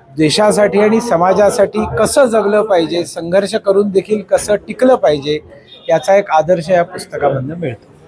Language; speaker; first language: Marathi; native; Marathi